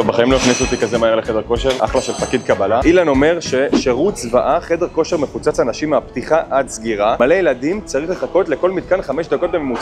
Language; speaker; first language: Hebrew; native; Hebrew